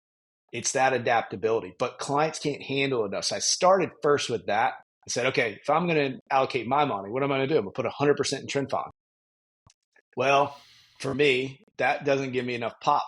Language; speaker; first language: English; native; English